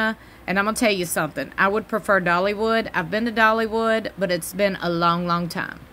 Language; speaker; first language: English; native; English